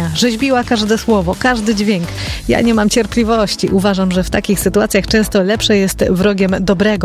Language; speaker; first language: Polish; native; Polish